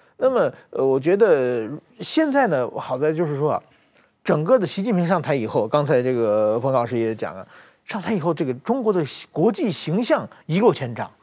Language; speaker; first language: Chinese; native; Chinese